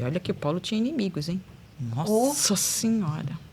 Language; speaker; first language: Portuguese; native; Portuguese